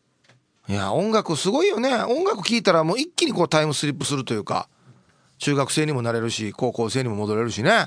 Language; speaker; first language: Japanese; native; Japanese